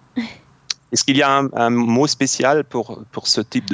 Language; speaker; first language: French; non-native, fluent; German